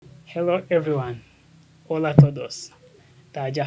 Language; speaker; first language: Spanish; non-native, learner; Kinyarwanda